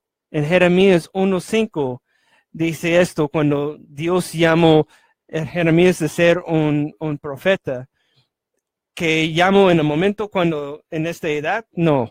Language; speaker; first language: Spanish; non-native, fluent; English